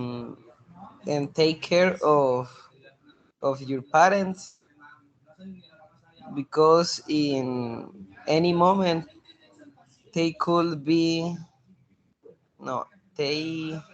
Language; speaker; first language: English; non-native, learner; Spanish